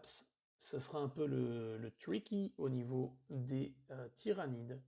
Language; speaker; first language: French; native; French